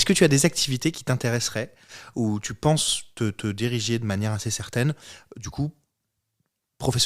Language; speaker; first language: French; native; French